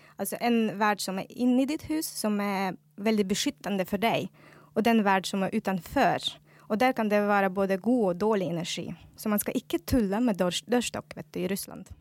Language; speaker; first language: Norwegian; non-native, fluent; Russian